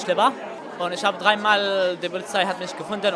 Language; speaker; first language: German; non-native, learner; Arabic